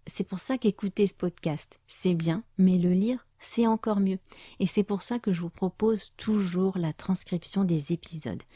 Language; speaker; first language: French; native; French